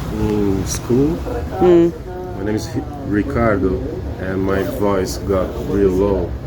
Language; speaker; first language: English; non-native, fluent; Portuguese